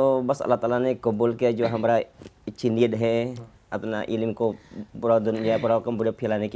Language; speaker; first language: Hindi; non-native, fluent; Khmer